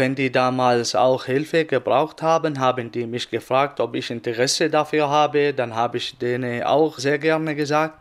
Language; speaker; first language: German; non-native, fluent; Arabic